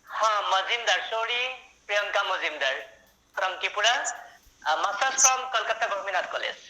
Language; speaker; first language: Hindi; non-native, local second language; Assamese